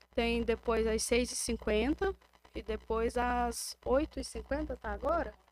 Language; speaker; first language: Portuguese; native; Portuguese